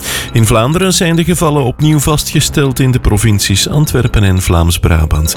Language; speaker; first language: Dutch; native; Dutch